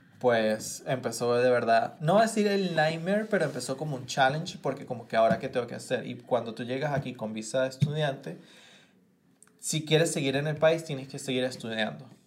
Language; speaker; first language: Spanish; native; Spanish